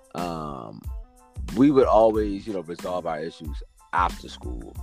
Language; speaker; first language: English; native; English